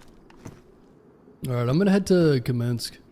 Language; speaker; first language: English; native; English